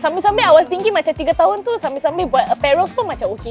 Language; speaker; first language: Malay; native; Malay